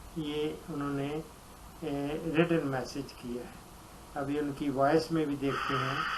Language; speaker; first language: Urdu; non-native, local second language; Punjabi